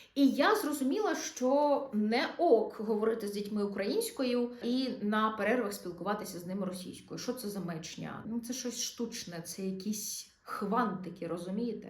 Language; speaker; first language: Ukrainian; non-native, local second language; Russian